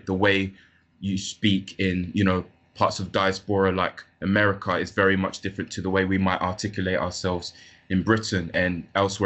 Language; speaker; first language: English; native; English